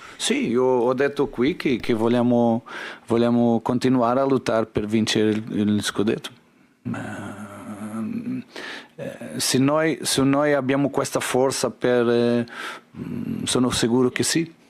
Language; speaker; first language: Italian; non-native, learner; Portuguese